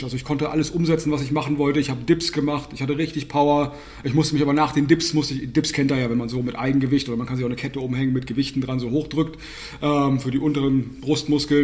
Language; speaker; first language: German; native; German